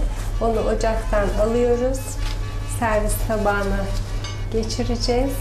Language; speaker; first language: Turkish; native; Turkish